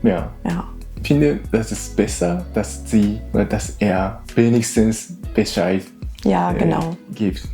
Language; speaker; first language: German; non-native, learner; Japanese